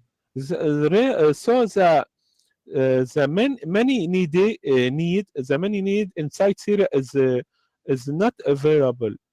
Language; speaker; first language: English; non-native, learner; Arabic